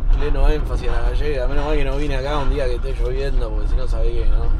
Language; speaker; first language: Spanish; native; Spanish